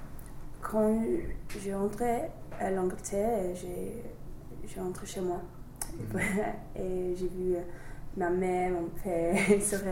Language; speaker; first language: French; non-native, learner; English